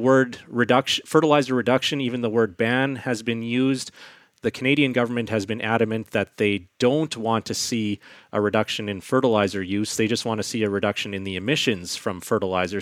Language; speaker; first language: English; native; English